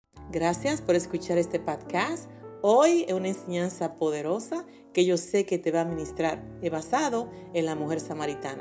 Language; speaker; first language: Spanish; native; Spanish